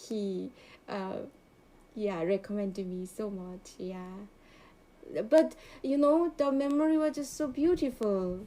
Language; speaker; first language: English; non-native, learner; Korean